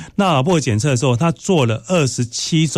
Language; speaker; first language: Chinese; native; Chinese